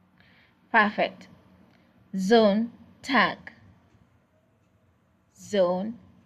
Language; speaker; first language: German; non-native, learner; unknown